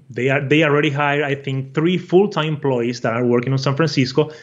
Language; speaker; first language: English; non-native, fluent; Portuguese